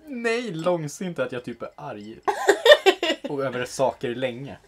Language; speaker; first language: Swedish; native; Swedish